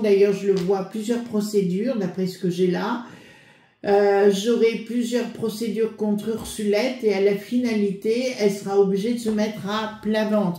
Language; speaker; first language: French; native; French